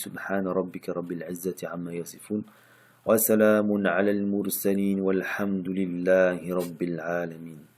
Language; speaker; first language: Arabic; non-native, fluent; French